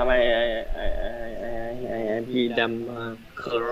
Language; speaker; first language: English; non-native, learner; Vietnamese